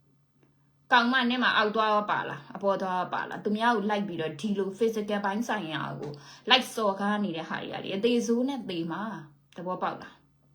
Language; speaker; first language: Burmese; native; Burmese